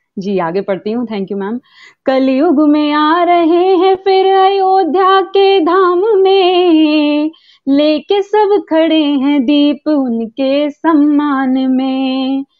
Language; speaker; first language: Hindi; native; Hindi